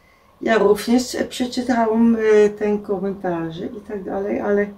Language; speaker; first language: Polish; non-native, learner; Dutch